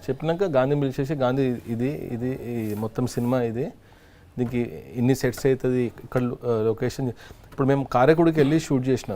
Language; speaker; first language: Telugu; native; Telugu